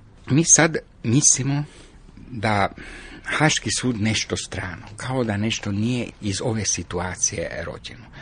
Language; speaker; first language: Croatian; non-native, local second language; Hungarian